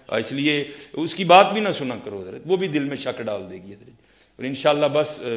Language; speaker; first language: Urdu; non-native, local second language; Punjabi